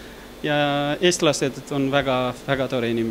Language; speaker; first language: Estonian; non-native, learner; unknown